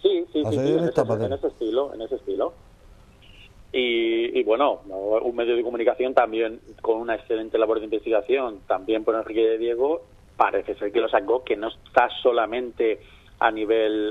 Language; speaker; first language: Spanish; native; Spanish